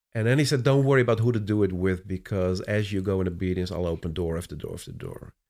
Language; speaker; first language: English; non-native, fluent; Dutch